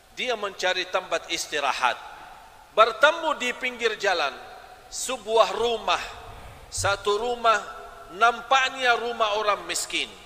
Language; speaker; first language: Malay; non-native, fluent; Arabic